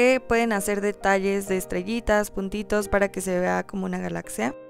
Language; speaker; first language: Spanish; native; Spanish